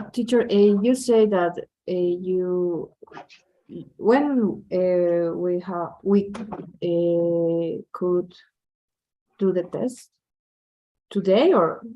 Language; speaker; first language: English; non-native, learner; Spanish